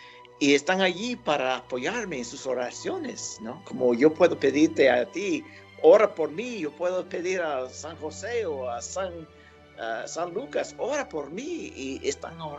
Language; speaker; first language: Spanish; non-native, fluent; English